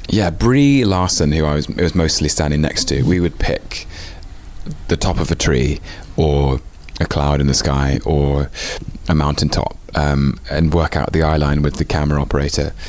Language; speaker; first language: English; native; English